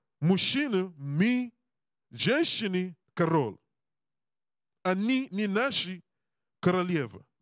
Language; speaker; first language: Russian; non-native, learner; English